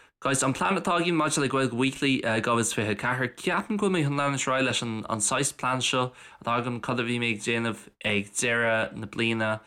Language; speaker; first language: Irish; non-native, local second language; English